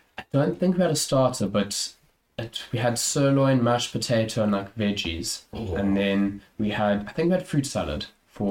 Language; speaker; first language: English; native; English